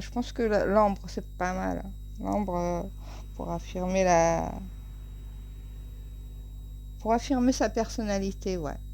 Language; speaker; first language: French; native; French